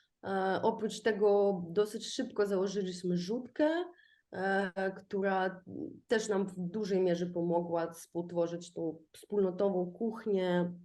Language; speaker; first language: Polish; non-native, fluent; Ukrainian